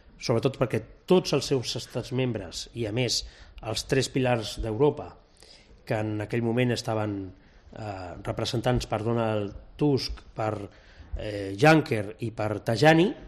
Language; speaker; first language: Catalan; non-native, local second language; Spanish